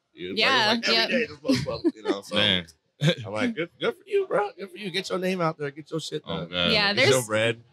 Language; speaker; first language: English; native; English